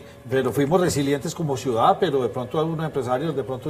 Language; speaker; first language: Spanish; native; Spanish